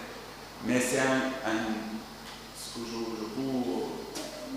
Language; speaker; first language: French; non-native, learner; Arabic